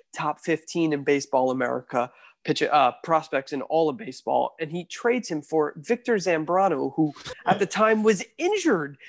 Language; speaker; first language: English; native; English